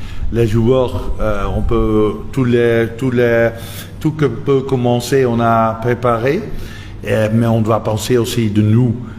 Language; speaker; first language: French; non-native, local second language; Dutch